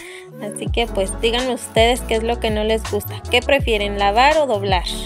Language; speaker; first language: Spanish; native; Spanish